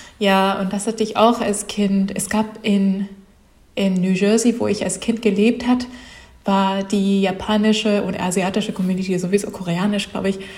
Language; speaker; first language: German; non-native, fluent; Japanese